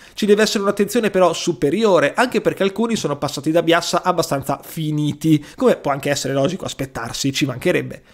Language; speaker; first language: Italian; native; Italian